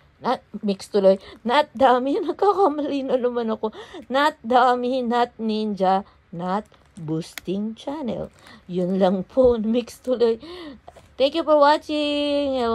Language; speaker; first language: Filipino; non-native, local second language; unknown